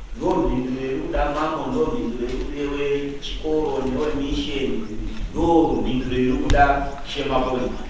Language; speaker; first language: Shona; native; Shona